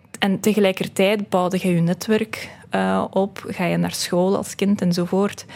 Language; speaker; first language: Dutch; early bilingual, other home language; Russian